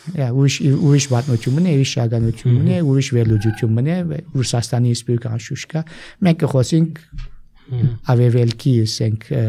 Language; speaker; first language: Armenian; early bilingual, heritage; Armenian